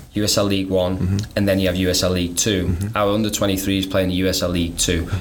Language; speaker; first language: English; native; English